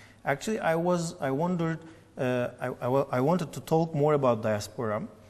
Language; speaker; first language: English; non-native, fluent; Turkish